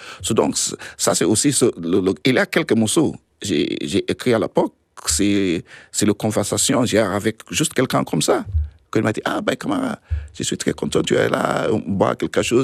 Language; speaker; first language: French; non-native, fluent; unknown